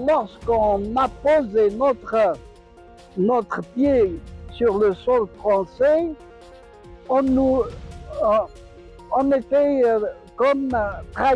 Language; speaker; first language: French; non-native, local second language; Arabic